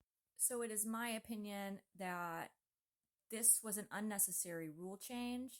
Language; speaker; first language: English; native; English